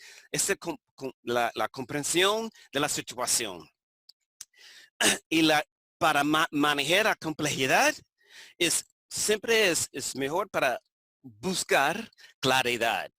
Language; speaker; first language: Spanish; non-native, fluent; English